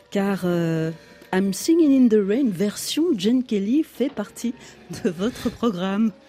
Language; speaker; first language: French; native; French